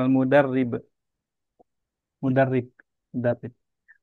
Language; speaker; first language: Arabic; non-native, fluent; Indonesian